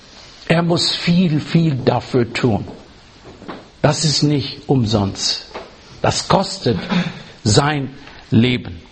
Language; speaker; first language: German; non-native, learner; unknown